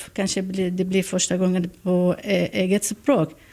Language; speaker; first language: Swedish; non-native, learner; Kurdish